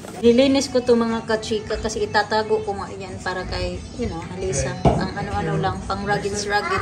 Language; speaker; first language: Filipino; non-native, local second language; Waray